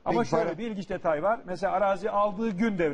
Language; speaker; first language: Turkish; native; Turkish